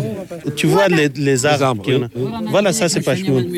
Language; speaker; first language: French; non-native, fluent; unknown